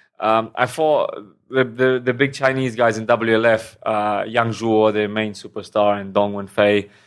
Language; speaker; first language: English; non-native, fluent; Romanian